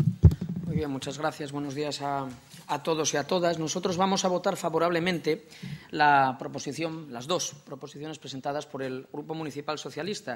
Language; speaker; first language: Spanish; native; Spanish